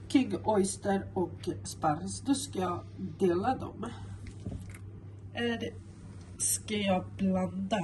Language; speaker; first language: Swedish; non-native, fluent; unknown